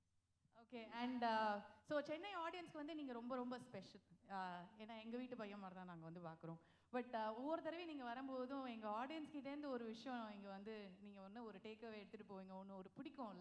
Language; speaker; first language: Tamil; native; Tamil